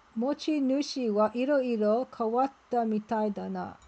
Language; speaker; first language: Japanese; non-native, learner; English